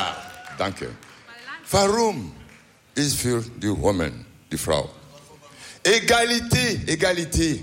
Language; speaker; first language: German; non-native, learner; French